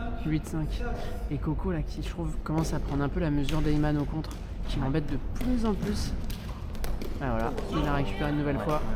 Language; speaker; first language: French; native; French